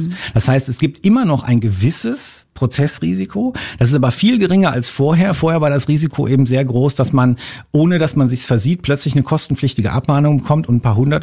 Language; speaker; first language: German; native; German